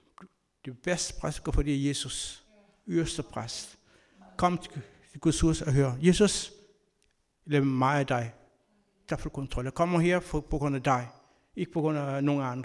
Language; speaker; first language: Danish; non-native, learner; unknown